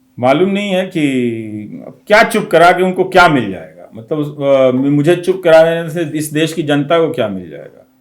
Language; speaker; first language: Hindi; non-native, local second language; Bhojpuri